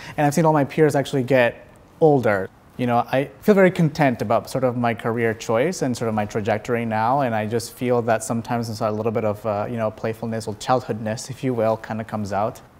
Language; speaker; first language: English; early bilingual, other home language; Spanish